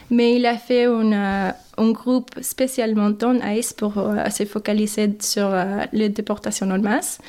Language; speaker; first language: French; non-native, fluent; English